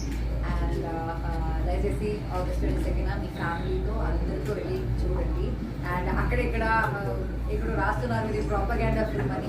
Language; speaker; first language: Telugu; non-native, fluent; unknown